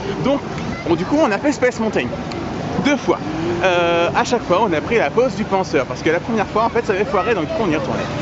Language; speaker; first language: French; native; French